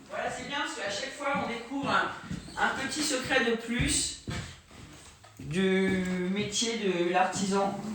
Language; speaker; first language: French; native; French